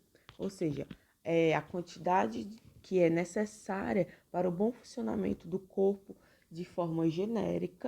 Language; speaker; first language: Portuguese; native; Portuguese